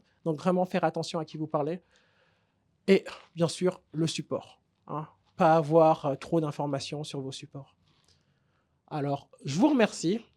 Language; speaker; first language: French; native; French